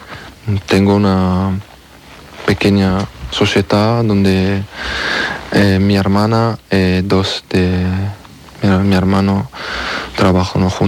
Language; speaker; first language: Spanish; non-native, learner; French